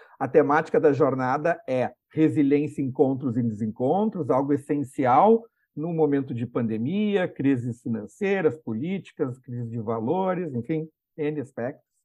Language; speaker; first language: Portuguese; native; Portuguese